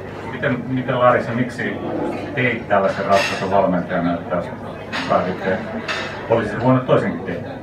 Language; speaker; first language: Finnish; native; Finnish